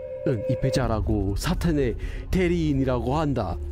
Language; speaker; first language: Korean; non-native, fluent; English